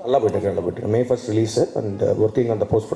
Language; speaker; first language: Tamil; native; Tamil